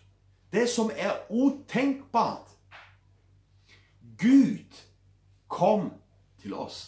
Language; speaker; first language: Swedish; non-native, fluent; German